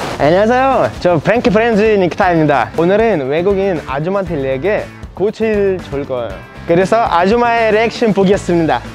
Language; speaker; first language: Korean; non-native, learner; Ukrainian